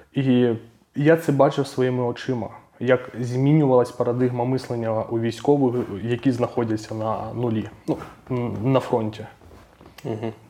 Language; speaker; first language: Ukrainian; non-native, local second language; Russian